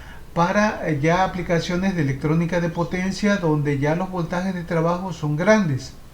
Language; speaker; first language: Spanish; native; Spanish